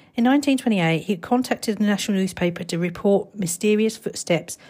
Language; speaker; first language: English; native; English